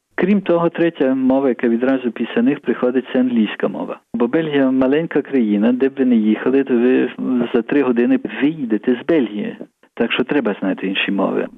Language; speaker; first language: Ukrainian; early bilingual, heritage; Ukrainian